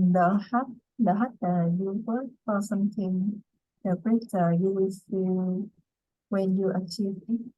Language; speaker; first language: English; non-native, learner; Vietnamese